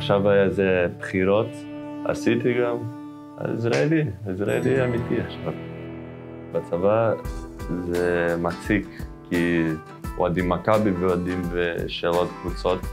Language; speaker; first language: Hebrew; non-native, learner; Portuguese